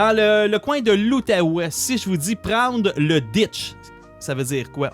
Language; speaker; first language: French; native; French